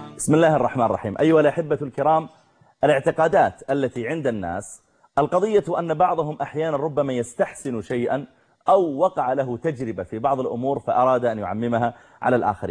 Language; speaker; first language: Arabic; native; Arabic